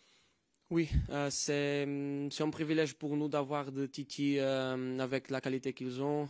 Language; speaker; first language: French; non-native, fluent; Portuguese